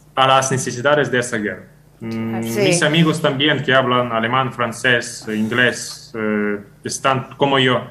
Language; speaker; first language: Spanish; non-native, fluent; Ukrainian